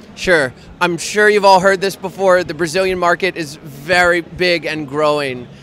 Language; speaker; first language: English; native; English